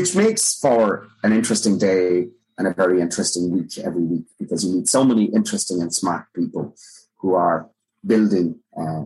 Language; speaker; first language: English; native; English